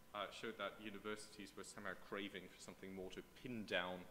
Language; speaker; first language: English; non-native, fluent; German